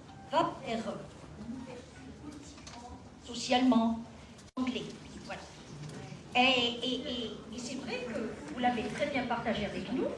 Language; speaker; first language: French; non-native, local second language; Arabic